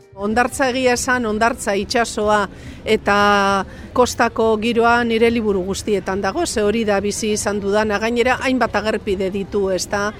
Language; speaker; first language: Basque; native; Basque